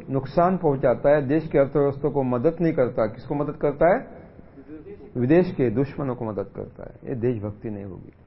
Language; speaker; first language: Hindi; non-native, local second language; Marathi